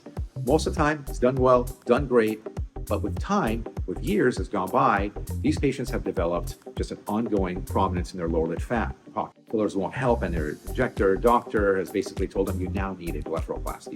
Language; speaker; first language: English; native; English